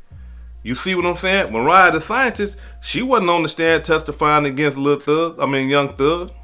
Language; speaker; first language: English; native; English